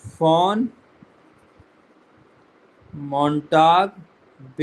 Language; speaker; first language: German; non-native, fluent; Hindi